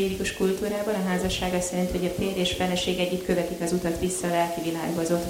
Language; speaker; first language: Hungarian; native; Hungarian